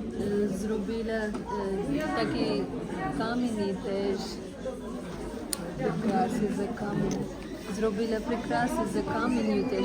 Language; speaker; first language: Ukrainian; non-native, learner; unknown